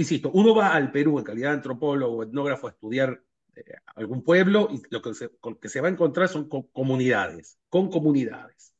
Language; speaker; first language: Spanish; native; Spanish